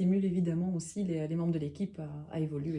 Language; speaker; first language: French; native; French